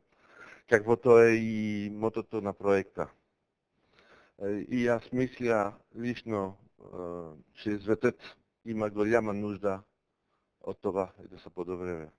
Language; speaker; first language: Bulgarian; non-native, learner; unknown